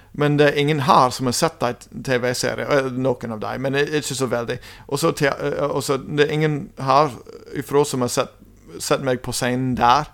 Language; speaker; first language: Norwegian; non-native, fluent; English